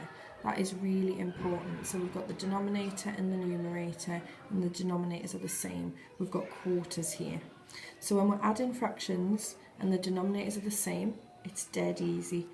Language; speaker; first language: English; native; English